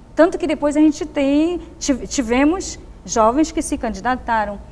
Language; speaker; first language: Portuguese; native; Portuguese